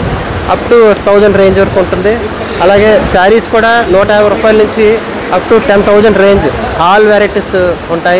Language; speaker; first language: Telugu; native; Telugu